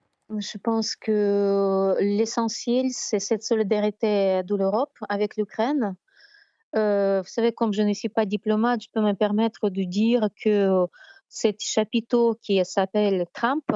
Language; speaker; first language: French; non-native, fluent; Ukrainian